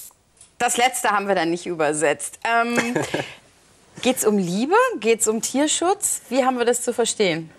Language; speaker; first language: German; native; German